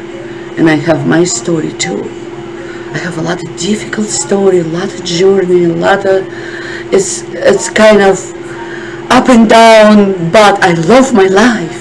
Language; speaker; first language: English; non-native, learner; Russian